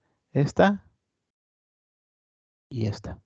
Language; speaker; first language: Spanish; native; Spanish